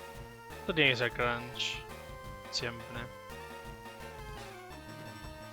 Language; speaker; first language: Spanish; native; Spanish